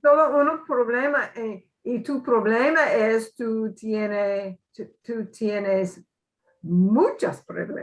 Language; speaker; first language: Spanish; non-native, learner; English